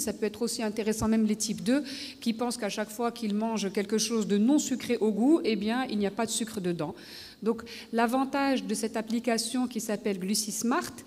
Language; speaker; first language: French; non-native, local second language; Arabic